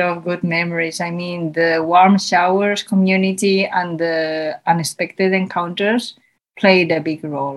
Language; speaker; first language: English; non-native, fluent; Spanish